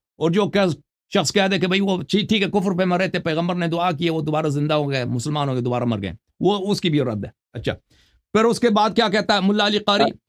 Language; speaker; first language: Urdu; non-native, fluent; Persian